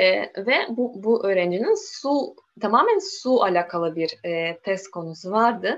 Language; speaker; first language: Turkish; non-native, learner; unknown